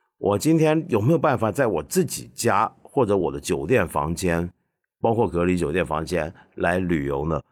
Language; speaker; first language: Chinese; non-native, local second language; Cantonese